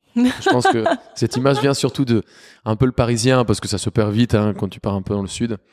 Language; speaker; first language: French; non-native, fluent; Spanish